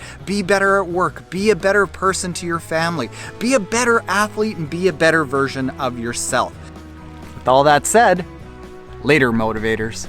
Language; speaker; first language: English; native; English